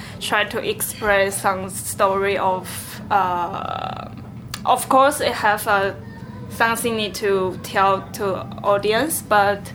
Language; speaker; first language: English; non-native, learner; Chinese